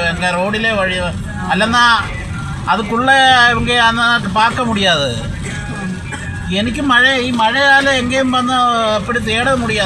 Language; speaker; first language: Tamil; non-native, local second language; Malayalam